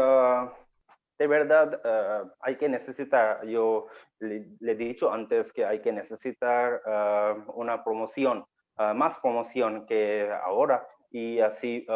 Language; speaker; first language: Spanish; non-native, learner; Bangla